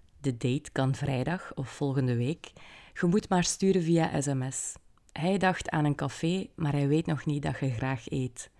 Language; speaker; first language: Dutch; native; Dutch